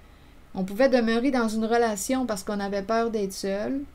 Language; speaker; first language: French; native; French